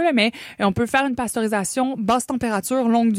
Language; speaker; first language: French; native; French